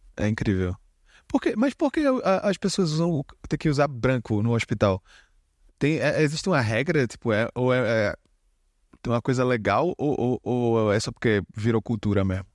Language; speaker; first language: Portuguese; native; Portuguese